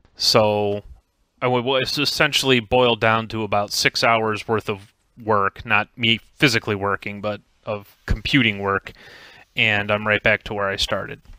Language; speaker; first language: English; native; English